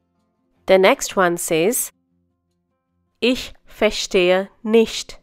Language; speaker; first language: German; non-native, fluent; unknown